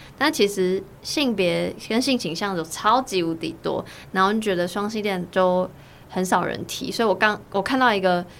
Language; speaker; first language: Chinese; native; Chinese